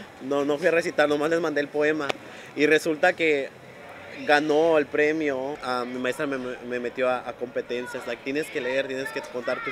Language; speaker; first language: Spanish; early bilingual, heritage; Spanish